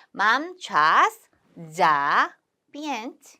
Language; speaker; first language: Polish; non-native, learner; Korean